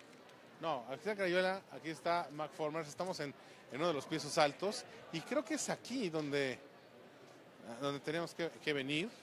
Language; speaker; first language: Spanish; native; Spanish